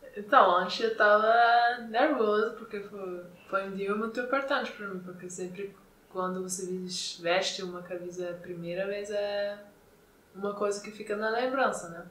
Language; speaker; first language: Portuguese; non-native, fluent; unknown